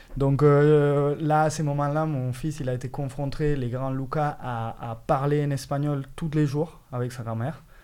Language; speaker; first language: French; non-native, fluent; Spanish